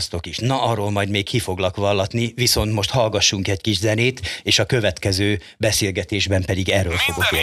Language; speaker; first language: Hungarian; native; Hungarian